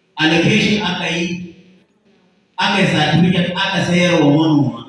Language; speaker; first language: Hausa; native; Hausa